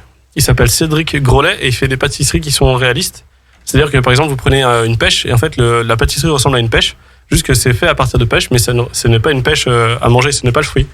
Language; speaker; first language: French; native; French